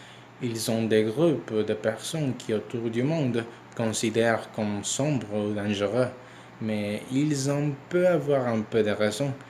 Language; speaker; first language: French; non-native, learner; Spanish